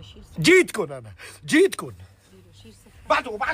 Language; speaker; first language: Arabic; native; Arabic